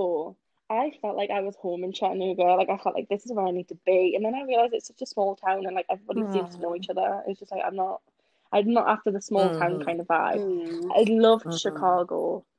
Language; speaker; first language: English; native; English